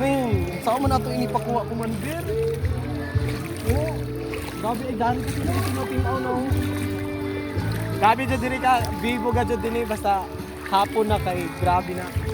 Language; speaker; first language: Filipino; non-native, local second language; Cebuano